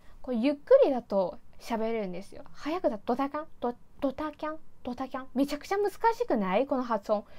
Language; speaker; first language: Japanese; non-native, fluent; Chinese